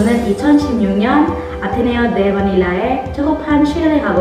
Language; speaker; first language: Korean; non-native, fluent; Filipino